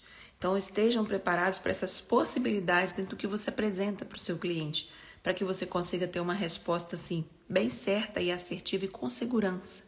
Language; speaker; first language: Portuguese; native; Portuguese